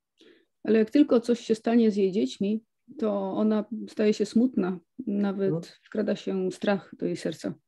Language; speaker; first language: Polish; native; Polish